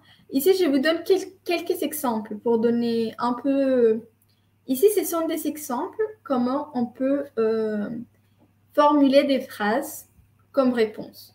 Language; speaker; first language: French; non-native, fluent; Spanish